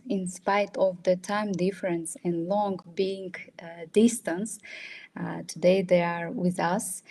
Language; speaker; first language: English; non-native, fluent; Russian